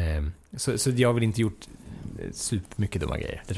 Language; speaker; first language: Swedish; native; Swedish